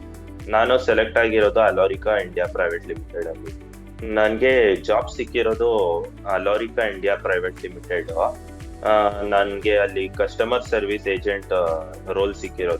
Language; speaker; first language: Kannada; non-native, local second language; Urdu